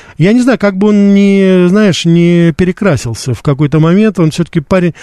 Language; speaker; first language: Russian; native; Russian